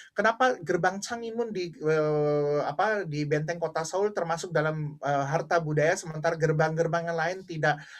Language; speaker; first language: Indonesian; native; Indonesian